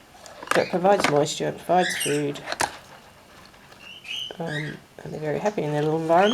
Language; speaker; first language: English; native; English